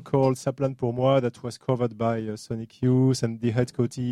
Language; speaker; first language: English; non-native, fluent; French